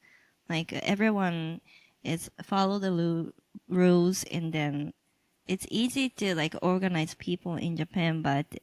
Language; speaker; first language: English; non-native, local second language; Japanese